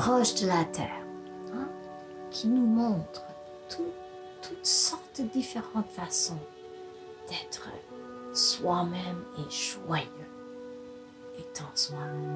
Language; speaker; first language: French; non-native, fluent; English